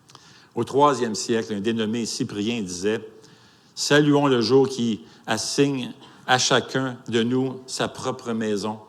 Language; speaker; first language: French; native; French